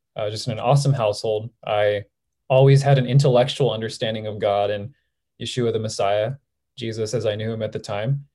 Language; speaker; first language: English; native; English